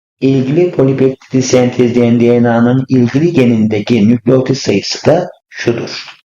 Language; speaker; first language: Turkish; native; Turkish